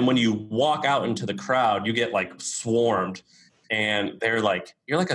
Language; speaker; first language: English; native; English